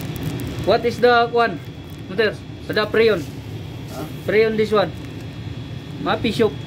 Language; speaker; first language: English; non-native, learner; Filipino